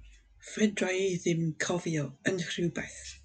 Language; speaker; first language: Welsh; non-native, learner; English